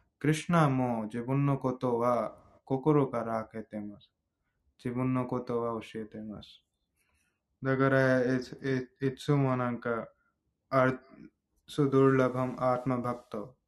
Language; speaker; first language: Japanese; non-native, fluent; Hindi